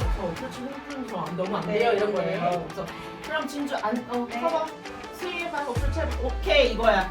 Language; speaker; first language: Korean; native; Korean